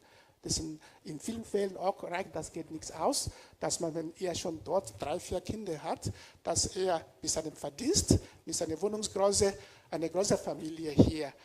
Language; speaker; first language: German; non-native, fluent; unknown